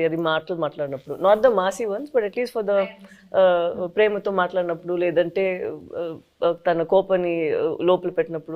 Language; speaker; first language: Telugu; non-native, fluent; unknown